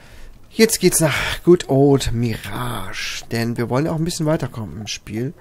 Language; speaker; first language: German; native; German